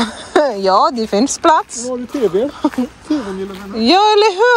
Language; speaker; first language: Swedish; non-native, learner; Cebuano